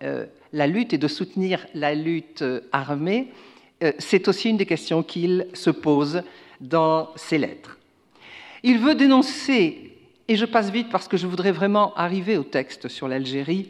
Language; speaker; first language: French; native; French